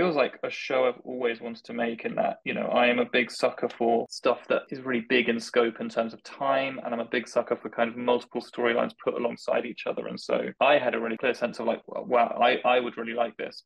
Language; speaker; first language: English; native; English